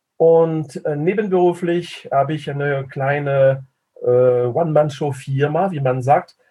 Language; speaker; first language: German; non-native, fluent; French